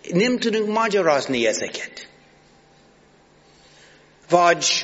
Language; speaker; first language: Hungarian; non-native, fluent; English